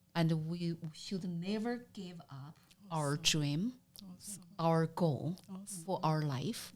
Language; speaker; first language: English; non-native, learner; Chinese